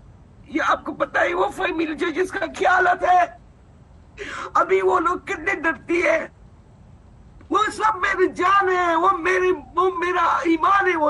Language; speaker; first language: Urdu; non-native, learner; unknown